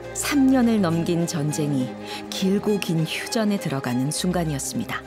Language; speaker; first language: Korean; native; Korean